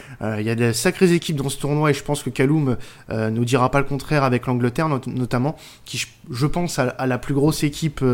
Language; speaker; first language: French; native; French